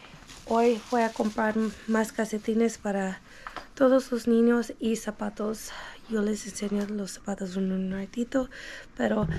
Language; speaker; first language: Spanish; early bilingual, heritage; English